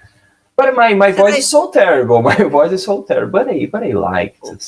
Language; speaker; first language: English; non-native, learner; Portuguese